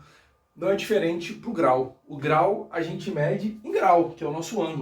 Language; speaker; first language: Portuguese; native; Portuguese